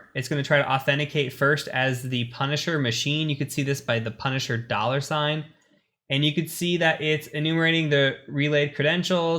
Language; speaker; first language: English; native; English